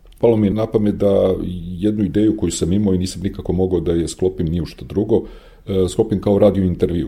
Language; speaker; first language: Serbian; native; Serbian